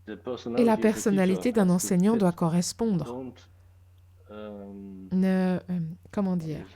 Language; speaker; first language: French; non-native, fluent; German